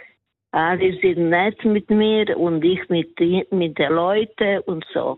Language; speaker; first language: German; non-native, fluent; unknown